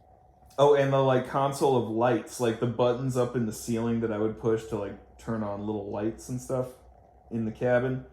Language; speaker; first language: English; native; English